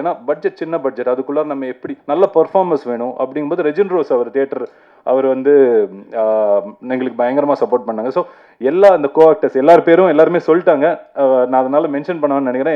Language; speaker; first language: Tamil; native; Tamil